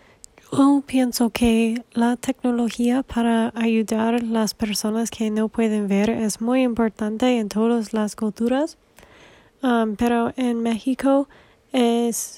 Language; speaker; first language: Spanish; non-native, learner; English